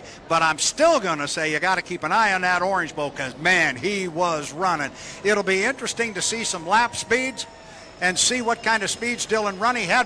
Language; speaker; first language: English; native; English